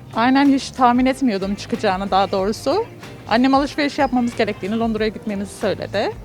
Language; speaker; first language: Turkish; native; Turkish